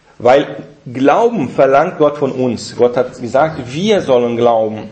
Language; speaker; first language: German; non-native, fluent; Portuguese